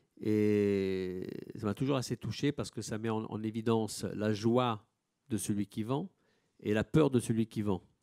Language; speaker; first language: French; non-native, fluent; Italian